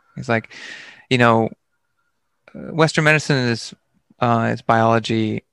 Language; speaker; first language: English; native; English